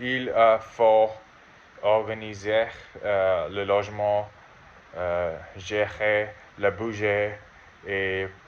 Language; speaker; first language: French; non-native, learner; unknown